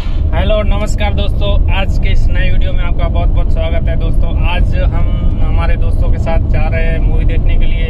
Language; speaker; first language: Hindi; non-native, local second language; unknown